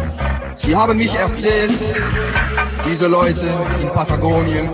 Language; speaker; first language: German; non-native, learner; Dutch